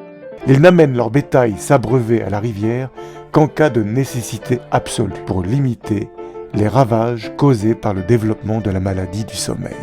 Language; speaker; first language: French; native; French